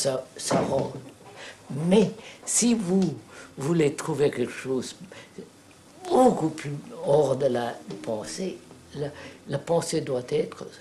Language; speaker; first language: French; non-native, fluent; Telugu